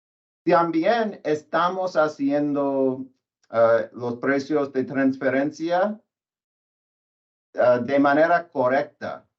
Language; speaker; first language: Spanish; non-native, learner; English